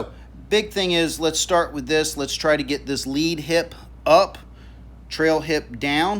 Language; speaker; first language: English; native; English